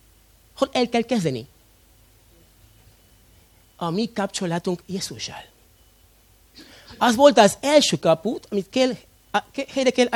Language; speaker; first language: Hungarian; non-native, fluent; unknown